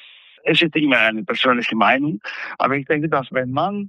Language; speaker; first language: German; non-native, fluent; Spanish